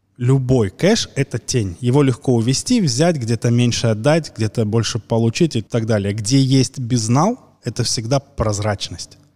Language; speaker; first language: Russian; native; Russian